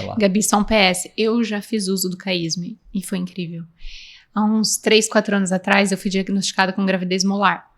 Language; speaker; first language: Portuguese; native; Portuguese